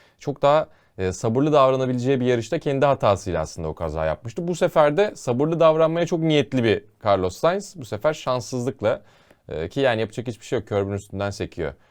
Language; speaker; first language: Turkish; native; Turkish